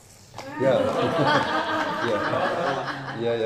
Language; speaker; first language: Indonesian; non-native, fluent; French